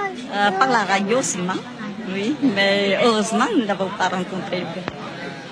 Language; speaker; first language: French; non-native, local second language; Vietnamese